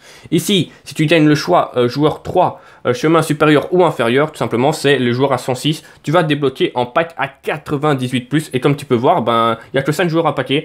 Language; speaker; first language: French; native; French